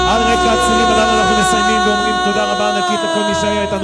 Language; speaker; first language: Hebrew; native; Hebrew